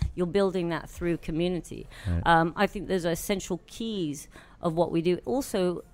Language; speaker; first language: English; native; English